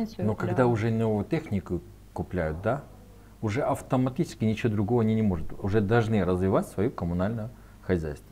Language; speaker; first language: Ukrainian; non-native, learner; Armenian